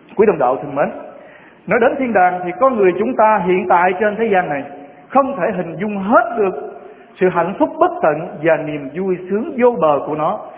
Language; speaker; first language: Vietnamese; non-native, local second language; Western Cham